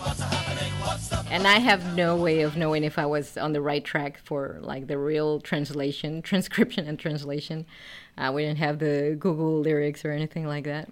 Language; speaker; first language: English; non-native, fluent; Spanish